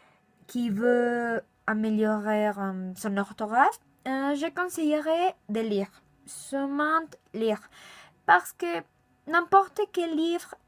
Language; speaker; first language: French; non-native, learner; Spanish